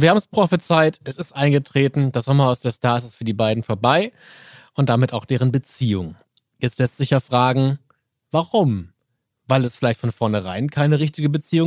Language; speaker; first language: German; native; German